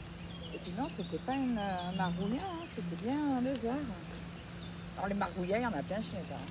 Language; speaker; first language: French; native; French